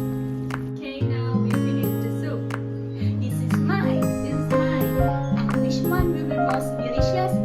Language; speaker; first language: English; non-native, learner; Thai